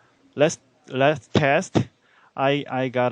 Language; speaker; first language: English; non-native, learner; Korean